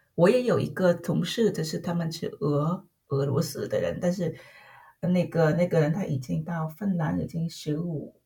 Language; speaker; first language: Chinese; non-native, fluent; Vietnamese